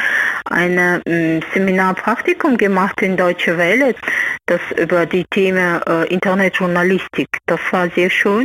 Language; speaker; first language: German; non-native, learner; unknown